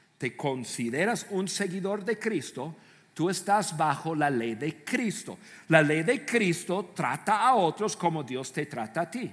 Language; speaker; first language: Spanish; non-native, fluent; English